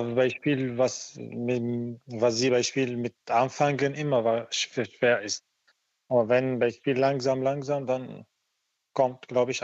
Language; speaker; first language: German; non-native, learner; Arabic